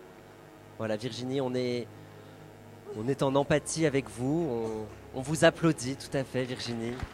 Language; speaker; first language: French; native; French